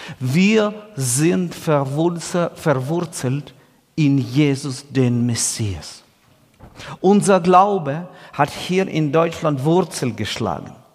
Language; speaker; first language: German; non-native, fluent; Russian